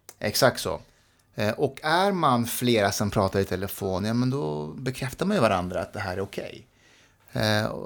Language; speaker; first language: Swedish; early bilingual, other home language; Persian